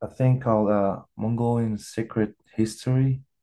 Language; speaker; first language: English; non-native, fluent; Mongolian